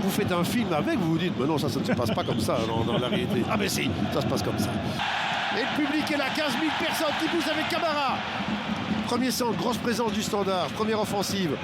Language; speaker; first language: French; native; French